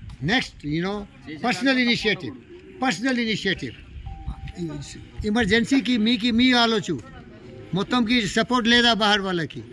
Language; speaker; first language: Telugu; non-native, local second language; Hindi